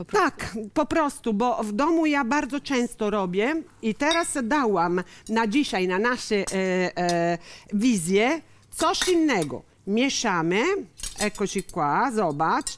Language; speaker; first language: Polish; non-native, learner; Italian